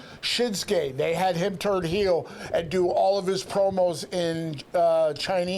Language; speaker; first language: English; native; English